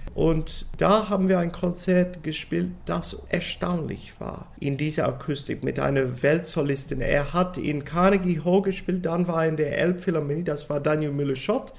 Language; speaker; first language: German; non-native, fluent; English